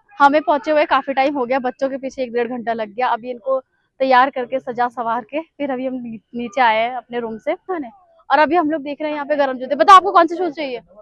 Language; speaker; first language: Hindi; non-native, local second language; Bangla